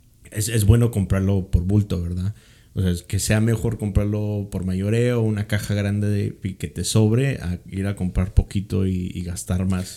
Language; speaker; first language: Spanish; early bilingual, heritage; Spanish